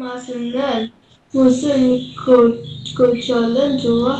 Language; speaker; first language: Korean; non-native, learner; Indonesian